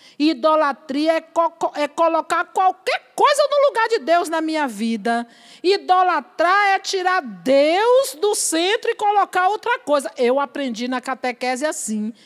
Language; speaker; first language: Portuguese; native; Portuguese